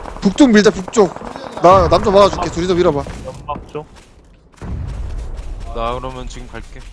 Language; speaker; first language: Korean; native; Korean